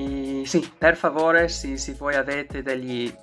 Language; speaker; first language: Italian; non-native, learner; English